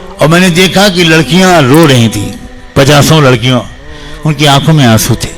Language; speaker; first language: Urdu; native; Urdu